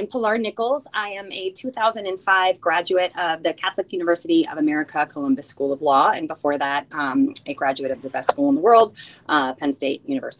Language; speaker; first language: English; early bilingual, other home language; Spanish